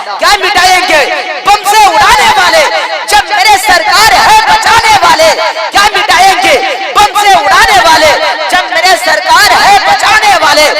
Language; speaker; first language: Urdu; native; Urdu